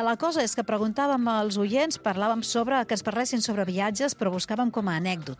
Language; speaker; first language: Catalan; native; Catalan